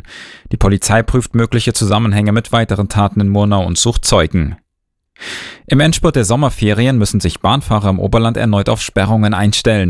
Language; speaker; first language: German; native; German